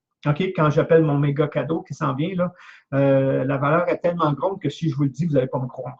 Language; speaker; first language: French; native; French